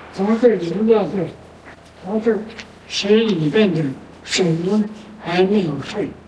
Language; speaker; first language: Chinese; non-native, local second language; Min Nan Chinese